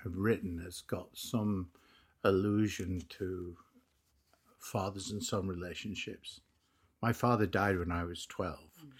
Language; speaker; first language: English; native; English